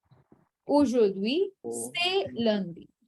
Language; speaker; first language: French; non-native, fluent; Hindi